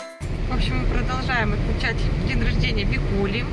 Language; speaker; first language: Russian; native; Russian